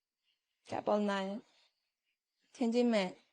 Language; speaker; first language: Hindi; non-native, fluent; Chinese